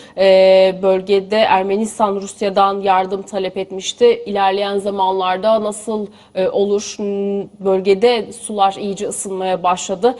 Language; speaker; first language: Turkish; native; Turkish